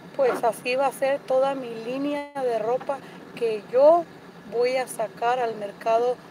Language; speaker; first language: Spanish; early bilingual, heritage; Spanish